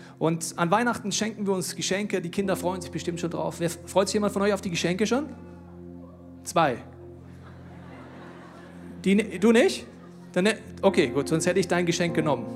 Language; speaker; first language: German; native; German